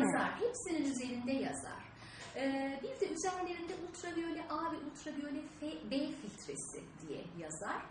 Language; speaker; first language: Turkish; native; Turkish